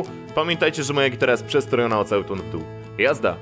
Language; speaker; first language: Polish; native; Polish